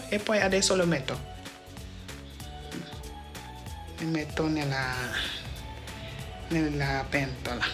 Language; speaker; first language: Italian; non-native, fluent; Wolof